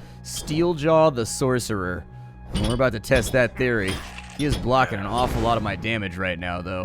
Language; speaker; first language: English; native; English